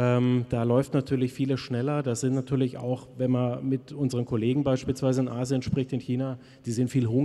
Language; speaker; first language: German; native; German